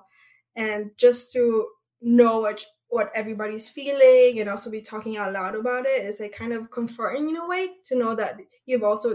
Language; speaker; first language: English; non-native, local second language; Aklanon